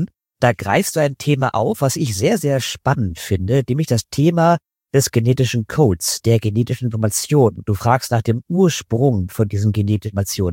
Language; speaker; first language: German; native; German